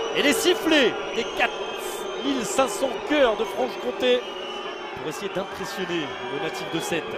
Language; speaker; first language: French; native; French